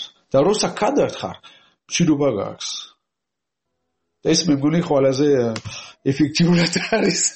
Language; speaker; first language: Georgian; non-native, learner; French